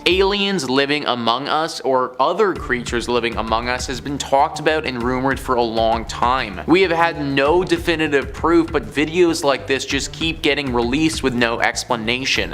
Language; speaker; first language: English; native; English